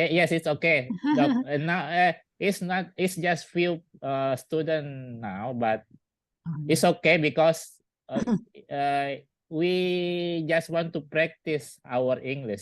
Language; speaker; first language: English; non-native, learner; Indonesian